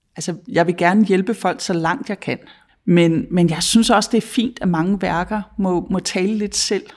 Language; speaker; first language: Danish; native; Danish